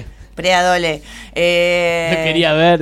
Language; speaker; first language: Spanish; native; Spanish